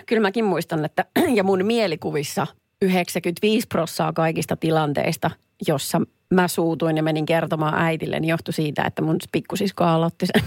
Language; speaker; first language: Finnish; native; Finnish